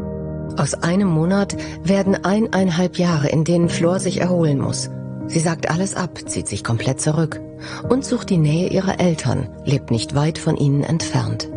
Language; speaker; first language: German; native; German